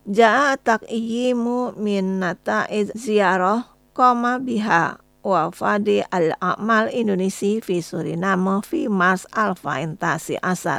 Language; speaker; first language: Arabic; non-native, fluent; Indonesian